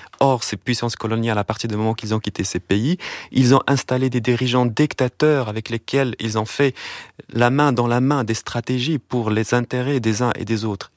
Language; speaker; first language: French; non-native, local second language; Arabic